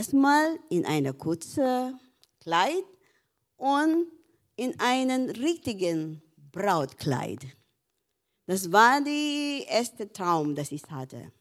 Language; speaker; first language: German; non-native, learner; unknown